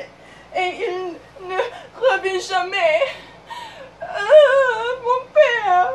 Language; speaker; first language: French; non-native, learner; English